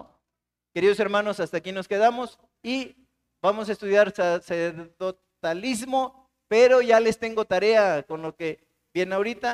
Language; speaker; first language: Spanish; native; Spanish